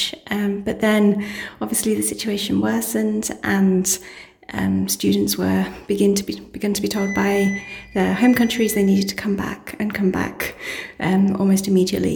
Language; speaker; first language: English; native; English